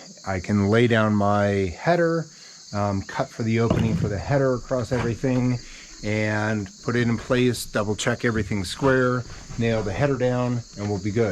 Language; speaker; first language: English; native; English